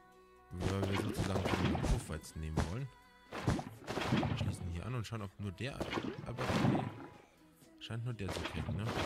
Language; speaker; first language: German; native; German